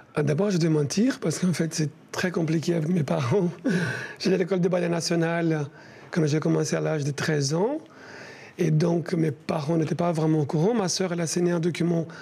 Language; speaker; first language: French; non-native, fluent; Portuguese